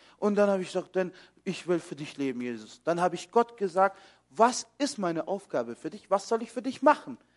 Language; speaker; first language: German; early bilingual, other home language; Kurdish